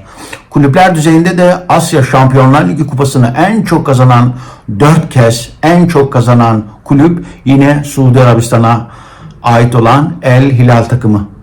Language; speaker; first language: Turkish; native; Turkish